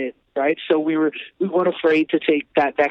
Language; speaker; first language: English; native; English